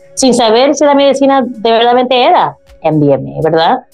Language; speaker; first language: Spanish; early bilingual, heritage; Spanish